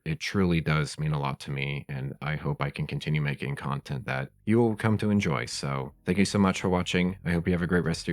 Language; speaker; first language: English; native; English